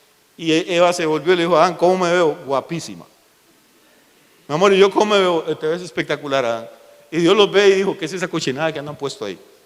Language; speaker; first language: Spanish; native; Spanish